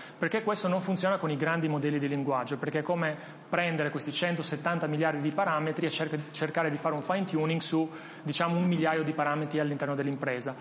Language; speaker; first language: Italian; non-native, fluent; Albanian